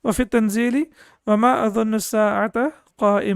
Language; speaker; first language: Arabic; non-native, fluent; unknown